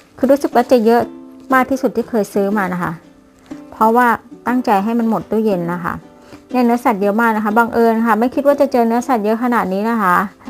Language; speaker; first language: Thai; native; Thai